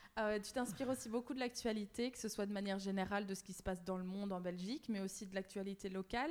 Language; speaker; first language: French; native; French